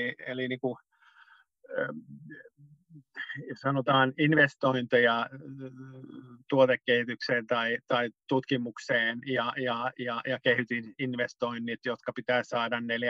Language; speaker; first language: Finnish; non-native, local second language; Swedish